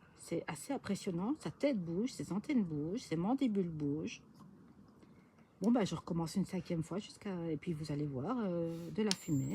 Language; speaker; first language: French; native; French